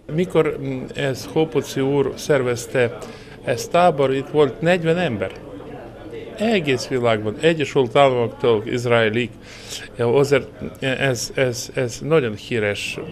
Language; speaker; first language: Hungarian; non-native, learner; Ukrainian